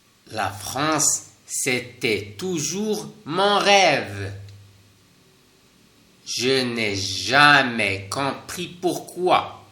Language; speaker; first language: French; non-native, fluent; Spanish